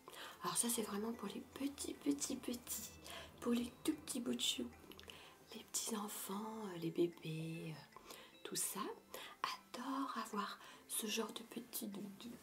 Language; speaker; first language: French; native; French